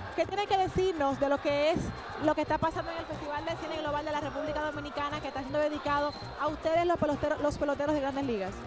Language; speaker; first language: Spanish; native; Spanish